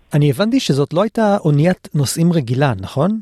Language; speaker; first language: Hebrew; native; Hebrew